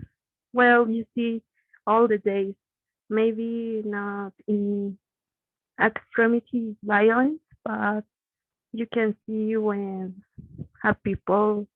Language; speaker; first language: English; non-native, learner; Spanish